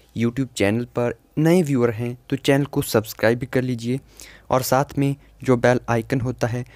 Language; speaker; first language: Hindi; native; Hindi